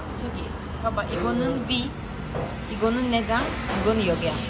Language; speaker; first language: Korean; non-native, learner; Turkish